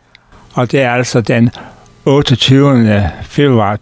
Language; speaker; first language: Danish; native; Danish